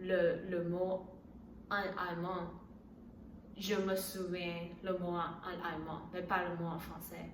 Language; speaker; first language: French; non-native, learner; Chinese